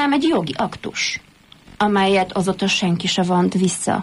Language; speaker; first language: Hungarian; non-native, fluent; Polish